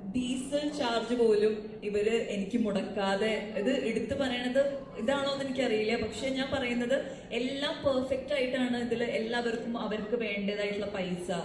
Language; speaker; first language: Malayalam; native; Malayalam